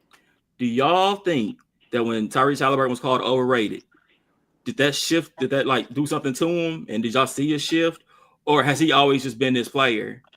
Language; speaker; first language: English; native; English